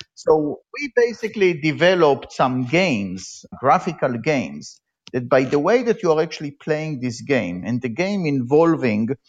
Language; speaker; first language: English; non-native, fluent; Hebrew